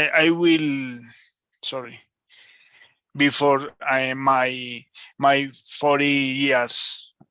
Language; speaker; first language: English; non-native, learner; Spanish